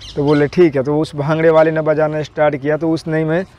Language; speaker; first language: Hindi; native; Hindi